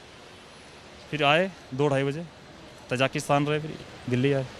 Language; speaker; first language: Hindi; native; Hindi